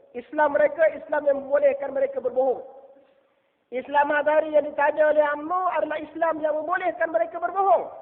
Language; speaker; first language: Malay; native; Malay